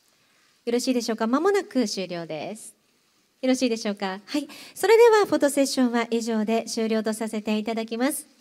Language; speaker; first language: Japanese; native; Japanese